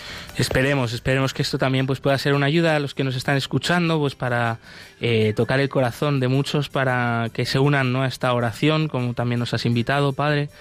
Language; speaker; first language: Spanish; native; Spanish